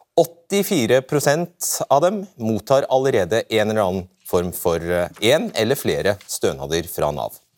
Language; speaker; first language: Norwegian; native; Norwegian